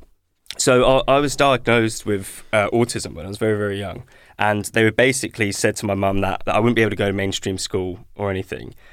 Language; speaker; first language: English; native; English